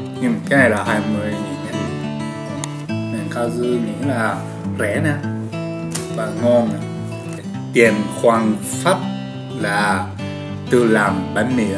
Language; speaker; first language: Vietnamese; non-native, learner; Japanese